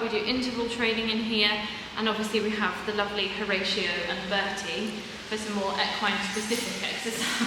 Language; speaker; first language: English; native; English